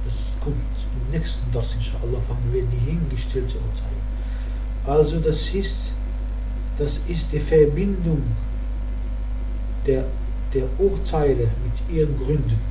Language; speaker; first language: German; non-native, learner; Arabic